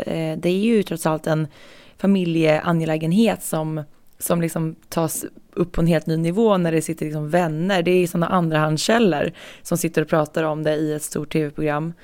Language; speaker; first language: Swedish; native; Swedish